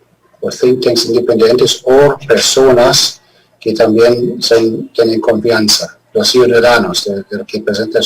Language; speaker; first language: Spanish; non-native, fluent; German